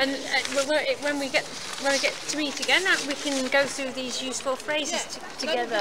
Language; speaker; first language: English; native; English